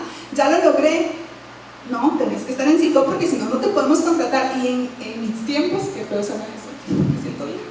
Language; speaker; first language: Spanish; native; Spanish